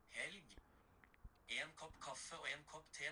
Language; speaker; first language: Norwegian; non-native, learner; English